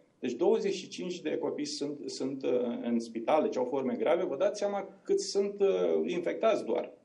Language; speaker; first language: Romanian; native; Romanian